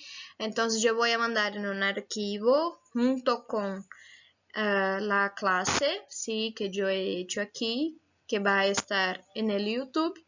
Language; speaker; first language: Spanish; non-native, fluent; Portuguese